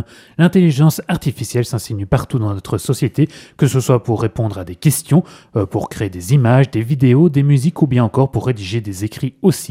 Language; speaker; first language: French; native; French